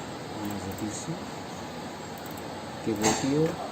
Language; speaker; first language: Greek; non-native, learner; Urdu